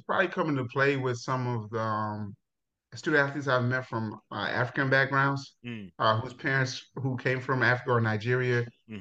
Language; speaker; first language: English; native; English